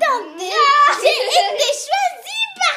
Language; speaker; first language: French; native; French